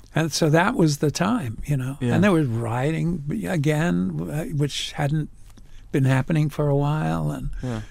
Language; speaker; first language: English; native; English